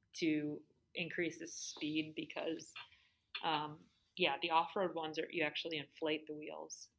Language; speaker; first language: English; native; English